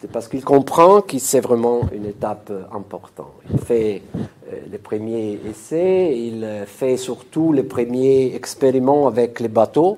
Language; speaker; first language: French; non-native, fluent; Italian